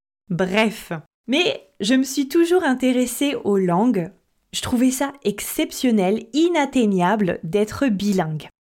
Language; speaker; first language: French; native; French